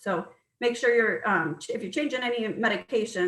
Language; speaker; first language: English; native; English